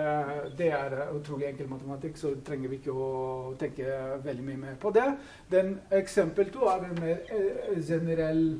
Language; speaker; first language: Norwegian; non-native, fluent; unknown